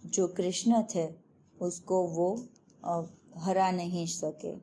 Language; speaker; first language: Hindi; non-native, local second language; Gujarati